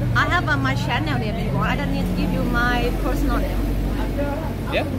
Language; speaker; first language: English; non-native, learner; Thai